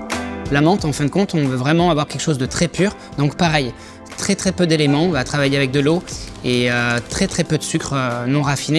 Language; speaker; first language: French; native; French